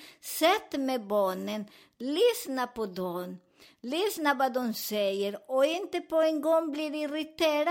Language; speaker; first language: Swedish; non-native, learner; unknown